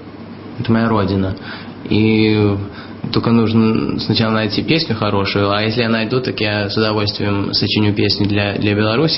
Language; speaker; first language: Russian; early bilingual, heritage; Russian